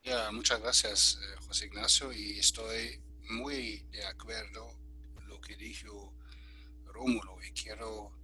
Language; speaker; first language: Spanish; non-native, fluent; German